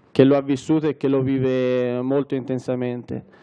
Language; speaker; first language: Italian; native; Italian